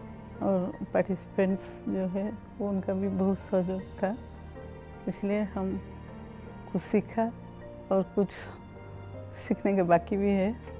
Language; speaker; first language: Hindi; non-native, local second language; Odia